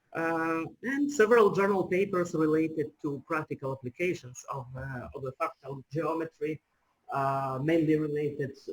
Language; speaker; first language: English; non-native, fluent; Ukrainian